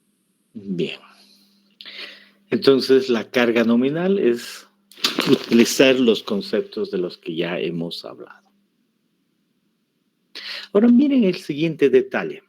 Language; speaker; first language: Spanish; native; Spanish